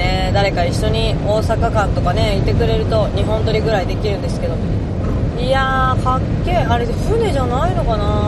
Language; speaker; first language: Japanese; native; Japanese